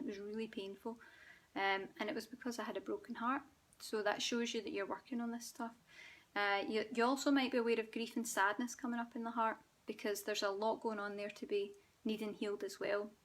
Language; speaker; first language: English; native; English